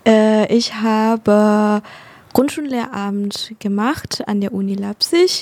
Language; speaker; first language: German; non-native, fluent; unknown